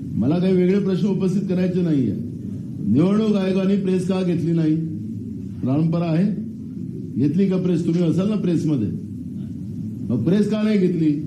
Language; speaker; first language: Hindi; non-native, local second language; Marathi